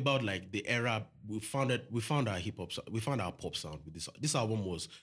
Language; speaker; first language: English; non-native, local second language; Yoruba